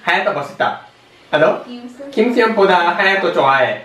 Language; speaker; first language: Korean; non-native, learner; Japanese